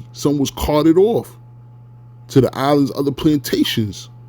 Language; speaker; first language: English; native; English